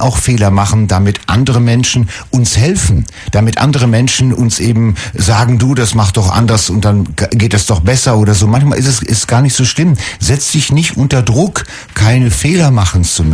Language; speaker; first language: German; native; German